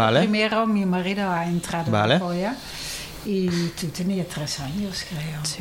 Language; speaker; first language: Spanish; non-native, fluent; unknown